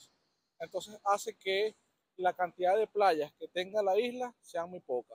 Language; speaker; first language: Spanish; native; Spanish